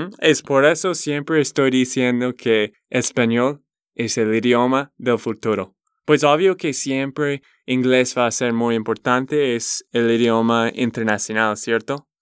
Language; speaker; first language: Spanish; non-native, learner; English